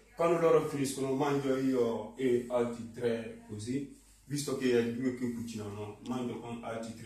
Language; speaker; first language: Italian; non-native, fluent; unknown